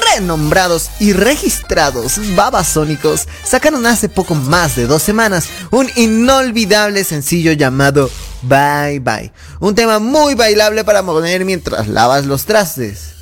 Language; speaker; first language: Spanish; native; Spanish